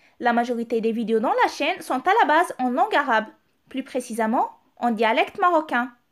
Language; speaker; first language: French; non-native, local second language; Arabic